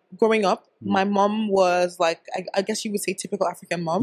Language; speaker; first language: English; non-native, local second language; Yoruba